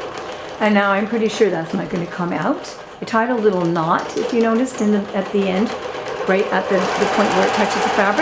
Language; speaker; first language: English; native; English